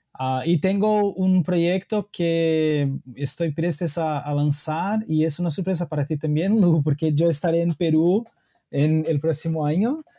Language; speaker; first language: Spanish; non-native, fluent; Portuguese